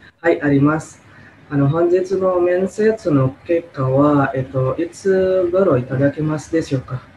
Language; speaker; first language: Japanese; non-native, learner; Indonesian